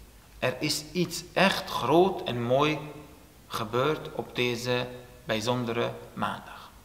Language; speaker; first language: Dutch; non-native, fluent; Turoyo